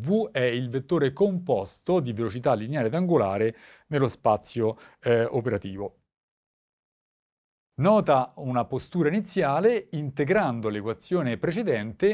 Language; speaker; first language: Italian; native; Italian